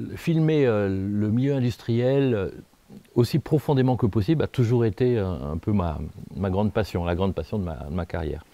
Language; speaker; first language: French; native; French